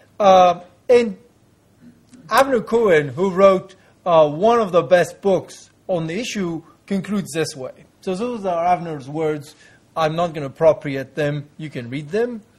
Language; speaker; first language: English; non-native, fluent; French